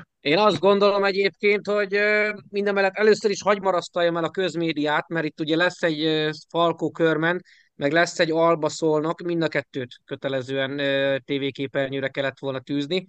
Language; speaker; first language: Hungarian; native; Hungarian